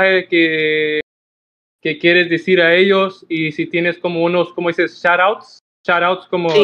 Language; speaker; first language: Spanish; non-native, learner; English